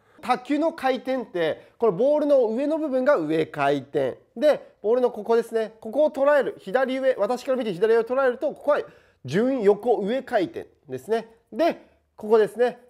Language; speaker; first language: Japanese; native; Japanese